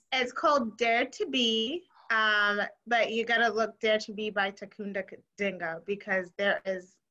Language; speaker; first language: English; non-native, local second language; Shona